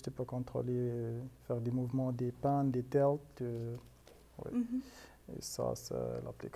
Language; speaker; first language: French; non-native, fluent; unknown